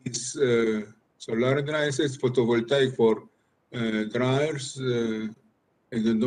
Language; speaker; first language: English; non-native, learner; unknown